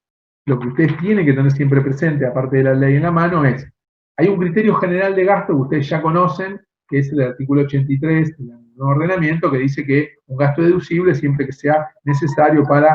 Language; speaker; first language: Spanish; native; Spanish